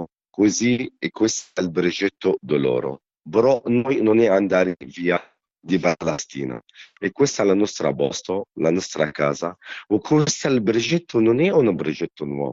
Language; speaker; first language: Italian; non-native, learner; Arabic